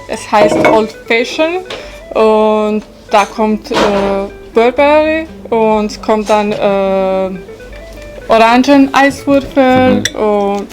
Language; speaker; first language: German; non-native, fluent; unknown